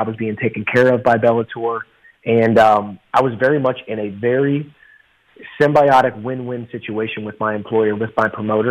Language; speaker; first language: English; native; English